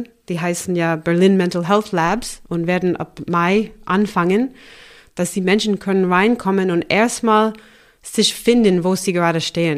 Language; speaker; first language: German; non-native, fluent; English